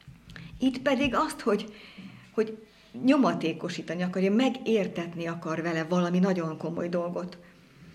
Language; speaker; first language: Hungarian; native; Hungarian